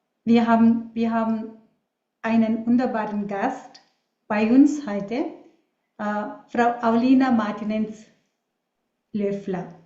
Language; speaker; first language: German; non-native, learner; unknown